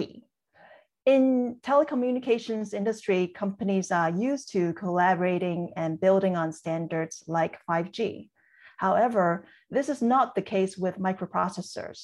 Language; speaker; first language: English; non-native, local second language; Cantonese